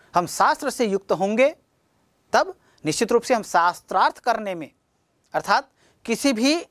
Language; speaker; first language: Hindi; native; Hindi